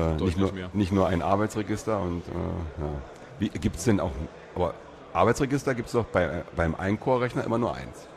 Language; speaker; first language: German; native; German